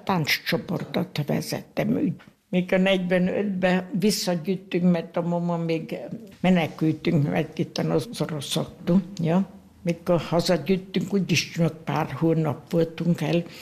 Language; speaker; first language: Hungarian; early bilingual, heritage; Hungarian